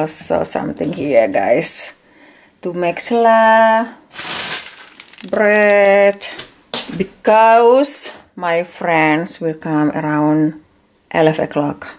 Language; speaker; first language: English; non-native, learner; Indonesian